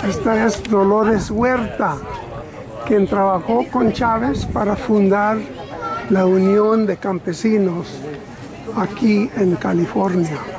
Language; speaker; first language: Spanish; early bilingual, other home language; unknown